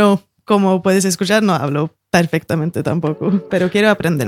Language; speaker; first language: Spanish; early bilingual, heritage; Spanish